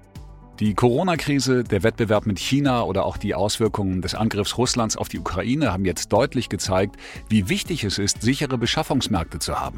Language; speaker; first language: German; native; German